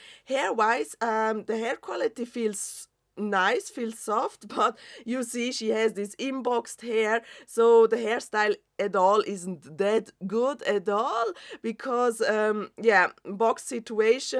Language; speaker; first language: English; non-native, fluent; German